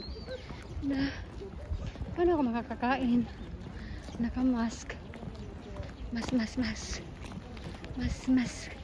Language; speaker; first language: Japanese; non-native, learner; Filipino